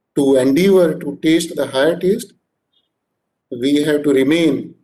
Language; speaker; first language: English; non-native, local second language; Hindi